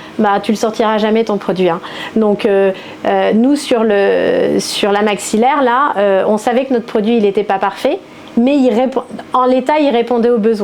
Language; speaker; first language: French; native; French